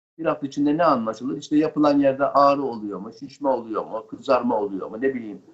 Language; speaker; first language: Turkish; native; Turkish